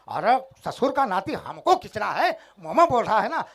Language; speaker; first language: Hindi; non-native, local second language; Marathi